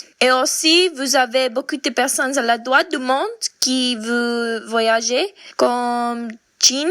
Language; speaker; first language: French; non-native, learner; English